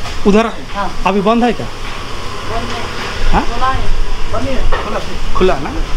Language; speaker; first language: Hindi; non-native, local second language; Bangla